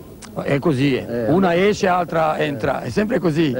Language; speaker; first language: Italian; non-native, fluent; Serbian